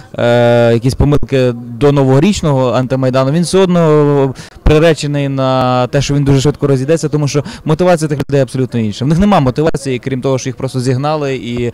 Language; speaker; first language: Ukrainian; native; Ukrainian